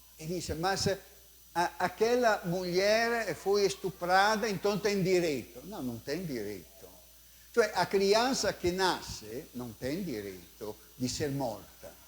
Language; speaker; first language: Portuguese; non-native, fluent; Italian